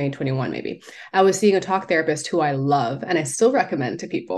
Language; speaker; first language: English; non-native, local second language; Cantonese